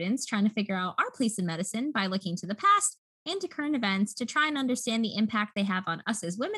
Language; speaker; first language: English; native; English